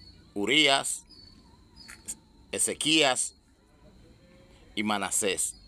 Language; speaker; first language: Spanish; native; Spanish